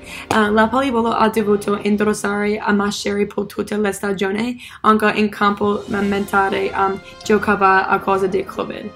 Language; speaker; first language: Italian; non-native, learner; English